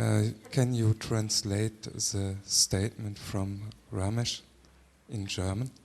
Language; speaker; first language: English; non-native, learner; German